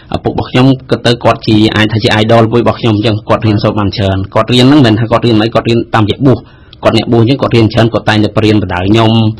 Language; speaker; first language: Khmer; native; Khmer